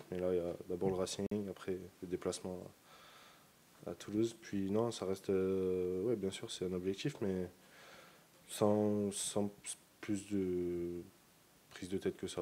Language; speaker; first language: French; native; French